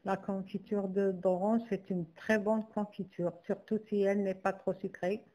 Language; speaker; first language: French; non-native, local second language; Arabic